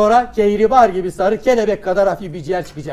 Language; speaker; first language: Turkish; native; Turkish